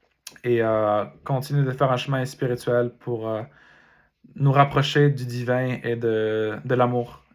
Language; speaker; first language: French; native; French